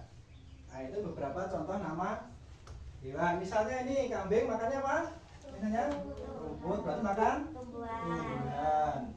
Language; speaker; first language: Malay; non-native, local second language; Javanese